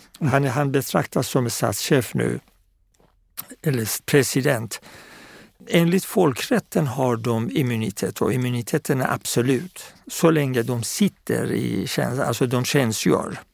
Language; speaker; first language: Swedish; non-native, fluent; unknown